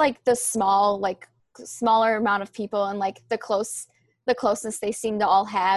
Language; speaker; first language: English; native; English